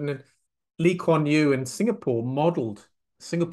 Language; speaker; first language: English; native; English